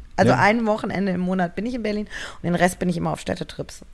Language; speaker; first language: German; native; German